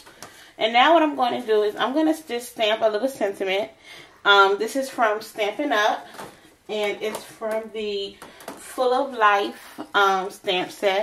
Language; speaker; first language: English; native; English